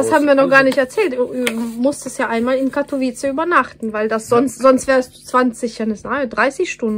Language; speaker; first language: German; non-native, fluent; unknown